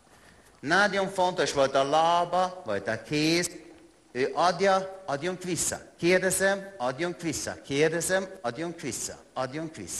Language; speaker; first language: Hungarian; non-native, learner; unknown